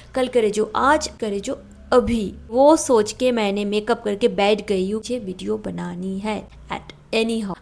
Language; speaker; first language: Hindi; non-native, local second language; Bangla